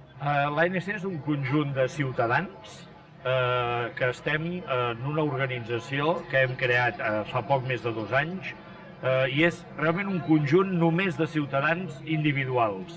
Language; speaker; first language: Catalan; native; Catalan